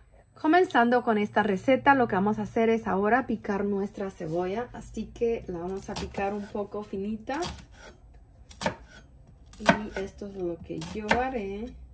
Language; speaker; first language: Spanish; native; Spanish